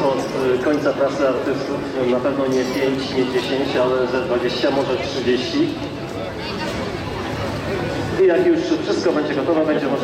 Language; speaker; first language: Polish; native; Polish